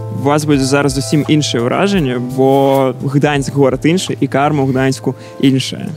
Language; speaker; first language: Belarusian; non-native, local second language; Russian